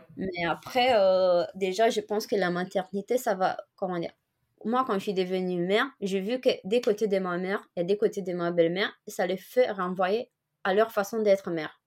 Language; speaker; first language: French; non-native, fluent; Romanian